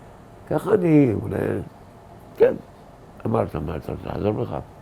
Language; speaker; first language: Hebrew; early bilingual, other home language; Arabic